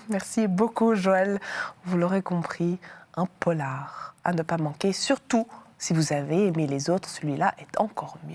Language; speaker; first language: French; native; French